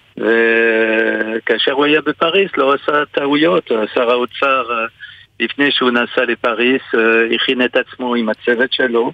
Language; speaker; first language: Hebrew; non-native, fluent; French